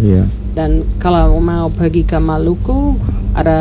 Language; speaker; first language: Indonesian; non-native, learner; English